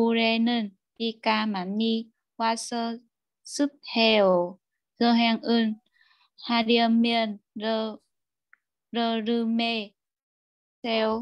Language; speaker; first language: Korean; non-native, learner; Vietnamese